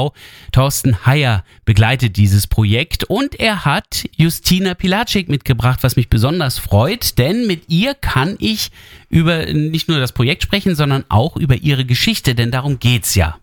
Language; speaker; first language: German; native; German